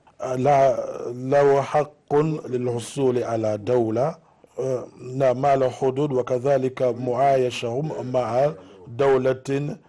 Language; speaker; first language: Arabic; non-native, fluent; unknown